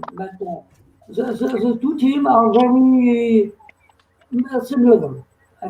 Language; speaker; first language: English; non-native, learner; French